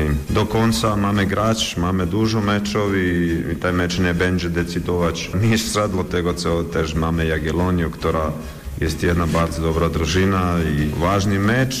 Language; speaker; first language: Polish; non-native, fluent; Croatian